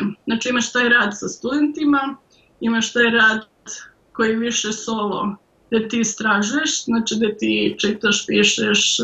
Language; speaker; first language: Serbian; early bilingual, heritage; Serbian